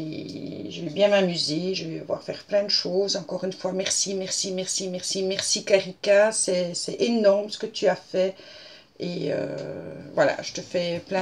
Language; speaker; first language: French; native; French